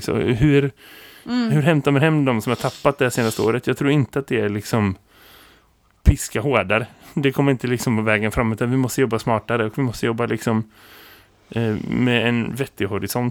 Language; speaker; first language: Swedish; native; Swedish